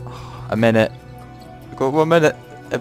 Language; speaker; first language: English; native; English